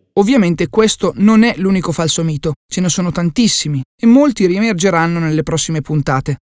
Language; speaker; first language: Italian; native; Italian